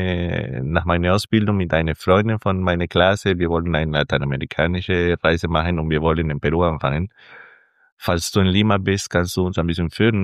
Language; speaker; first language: German; non-native, fluent; Spanish